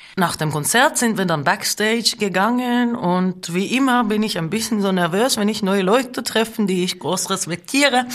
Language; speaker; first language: German; non-native, fluent; Norwegian